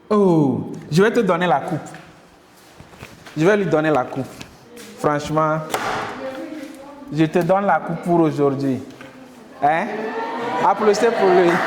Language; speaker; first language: French; non-native, local second language; Kinyarwanda